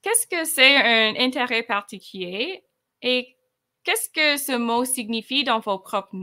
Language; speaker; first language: French; non-native, fluent; English